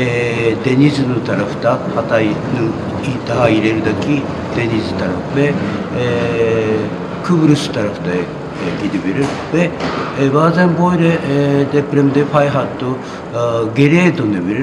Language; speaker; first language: Turkish; non-native, fluent; Japanese